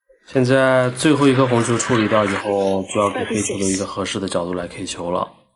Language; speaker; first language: Chinese; native; Chinese